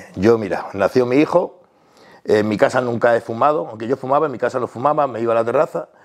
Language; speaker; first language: Spanish; native; Spanish